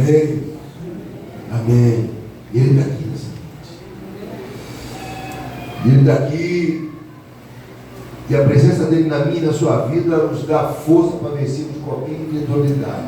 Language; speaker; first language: Portuguese; native; Portuguese